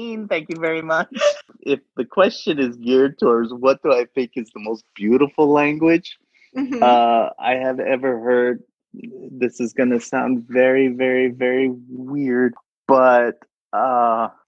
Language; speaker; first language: English; non-native, fluent; Arabic